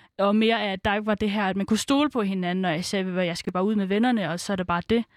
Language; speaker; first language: Danish; early bilingual, other home language; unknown